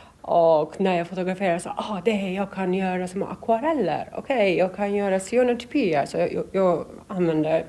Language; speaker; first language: Swedish; non-native, learner; Turkish